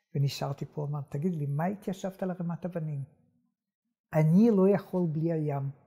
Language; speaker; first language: Hebrew; native; Hebrew